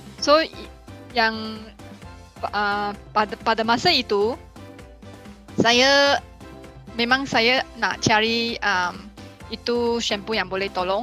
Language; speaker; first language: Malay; non-native, local second language; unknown